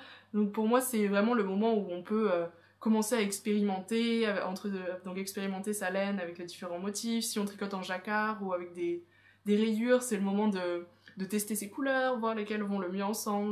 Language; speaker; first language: French; native; French